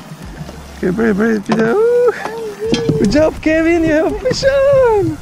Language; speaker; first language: English; non-native, learner; Ukrainian